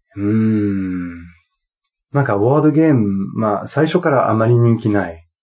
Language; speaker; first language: Japanese; non-native, fluent; French